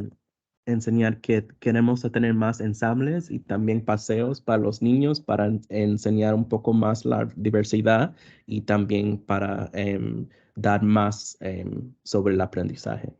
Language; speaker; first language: Spanish; early bilingual, other home language; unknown